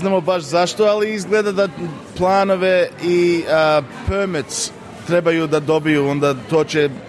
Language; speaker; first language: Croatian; early bilingual, heritage; Croatian